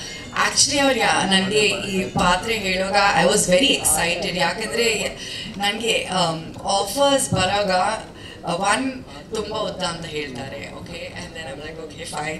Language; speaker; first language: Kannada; non-native, learner; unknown